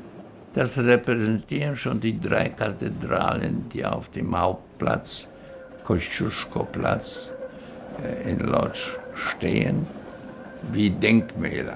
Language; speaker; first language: German; early bilingual, heritage; German